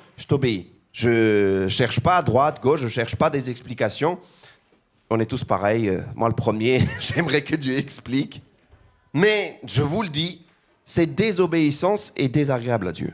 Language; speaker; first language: French; native; French